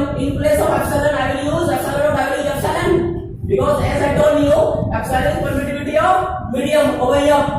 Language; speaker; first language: English; non-native, local second language; Hindi